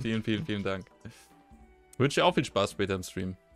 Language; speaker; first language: German; native; German